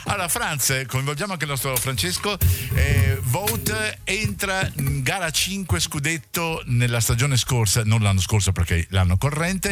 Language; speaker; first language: Italian; native; Italian